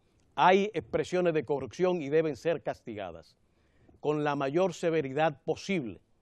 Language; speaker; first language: Spanish; native; Spanish